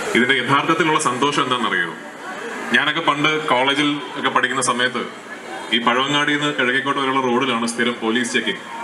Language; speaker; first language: Malayalam; native; Malayalam